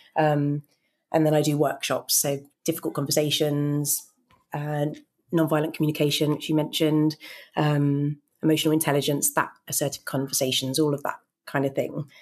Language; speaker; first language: English; native; English